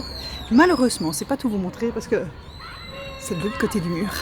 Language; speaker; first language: French; native; French